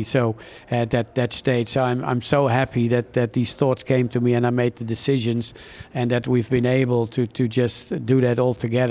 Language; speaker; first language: English; non-native, fluent; Dutch